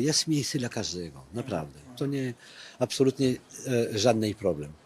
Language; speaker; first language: Polish; non-native, fluent; French